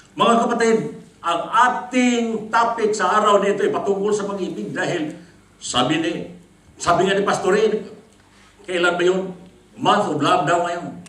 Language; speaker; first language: Filipino; non-native, local second language; Cebuano